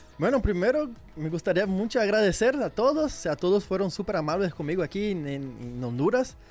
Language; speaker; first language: Spanish; non-native, learner; Portuguese